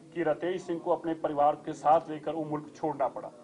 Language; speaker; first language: Hindi; non-native, local second language; Punjabi